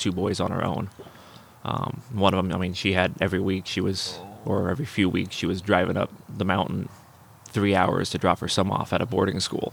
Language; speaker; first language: English; native; English